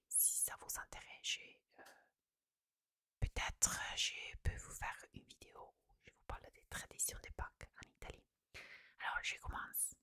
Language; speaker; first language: French; non-native, fluent; Italian